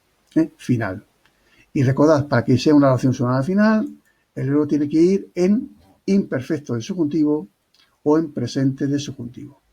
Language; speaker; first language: Spanish; native; Spanish